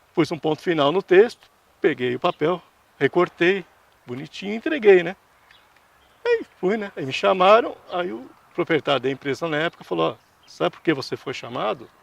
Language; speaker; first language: Portuguese; early bilingual, other home language; Italian